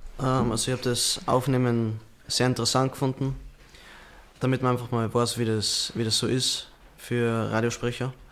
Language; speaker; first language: German; native; German